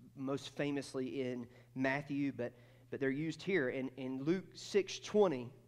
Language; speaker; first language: English; native; English